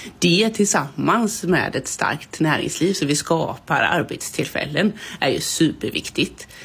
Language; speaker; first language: Swedish; native; Swedish